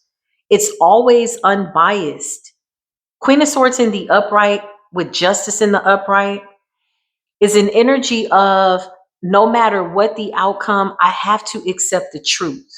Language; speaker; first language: English; native; English